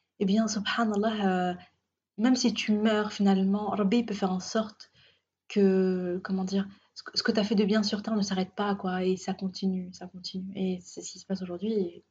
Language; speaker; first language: French; native; French